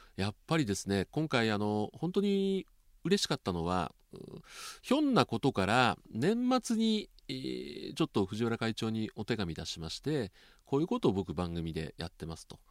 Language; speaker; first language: Japanese; native; Japanese